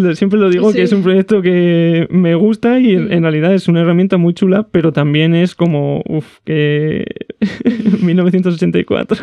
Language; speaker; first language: Spanish; native; Spanish